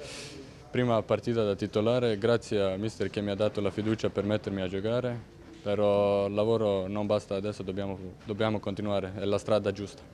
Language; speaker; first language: Italian; non-native, fluent; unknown